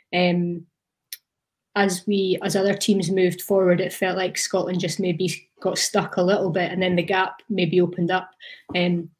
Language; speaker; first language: English; native; English